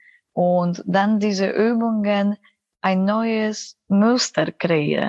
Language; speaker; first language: German; non-native, fluent; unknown